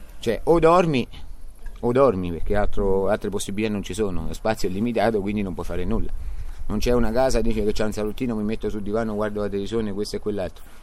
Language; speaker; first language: Italian; native; Italian